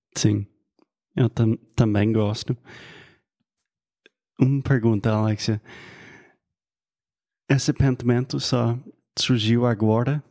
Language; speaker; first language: Portuguese; non-native, fluent; English